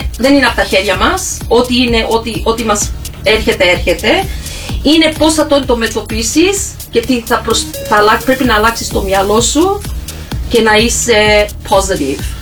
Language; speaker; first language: Greek; early bilingual, heritage; Greek